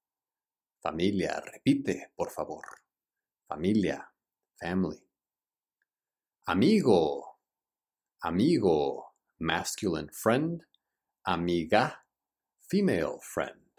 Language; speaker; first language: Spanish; early bilingual, heritage; Spanish